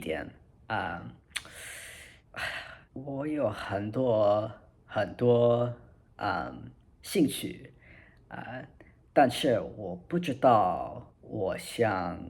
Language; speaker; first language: Chinese; non-native, learner; English